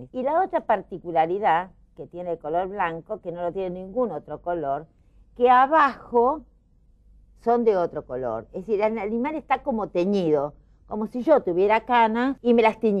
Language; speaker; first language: Spanish; native; Spanish